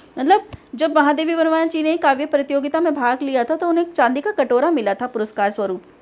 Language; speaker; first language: Hindi; native; Hindi